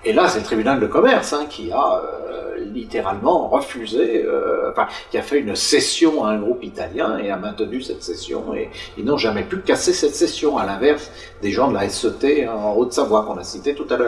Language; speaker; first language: French; native; French